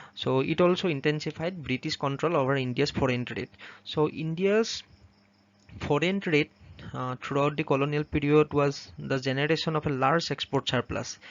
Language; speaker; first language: English; non-native, local second language; Assamese